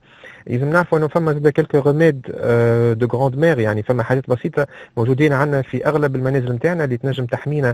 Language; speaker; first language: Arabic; native; Arabic